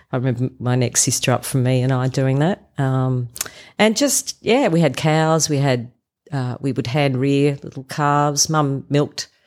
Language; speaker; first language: English; non-native, local second language; German